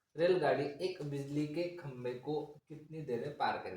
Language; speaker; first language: Hindi; non-native, local second language; Marathi